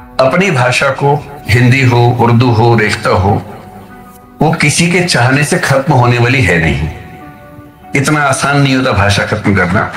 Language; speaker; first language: Hindi; native; Hindi